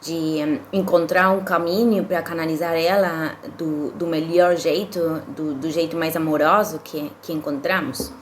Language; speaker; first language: Portuguese; non-native, fluent; Spanish